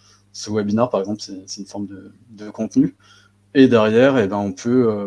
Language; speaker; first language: French; native; French